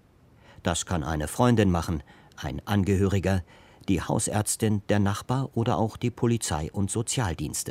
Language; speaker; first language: German; native; German